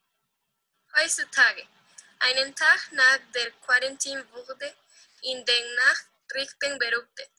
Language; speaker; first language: German; non-native, learner; Spanish